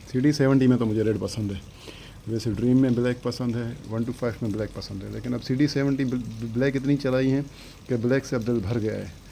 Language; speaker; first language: Urdu; non-native, local second language; Sindhi